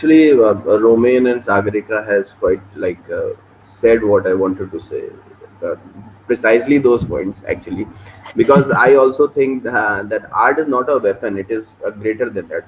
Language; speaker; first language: English; non-native, local second language; Hindi